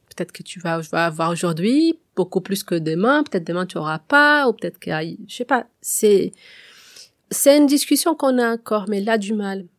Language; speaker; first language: French; non-native, fluent; Portuguese